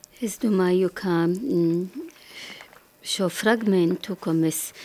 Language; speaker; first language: Latvian; non-native, learner; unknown